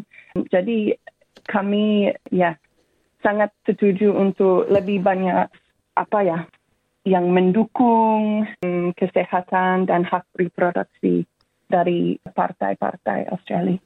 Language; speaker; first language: Indonesian; non-native, fluent; English